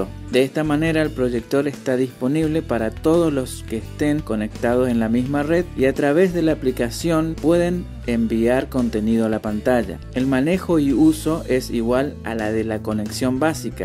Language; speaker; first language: Spanish; native; Spanish